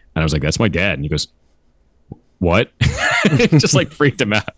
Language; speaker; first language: English; native; English